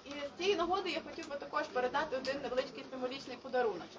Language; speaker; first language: Ukrainian; native; Ukrainian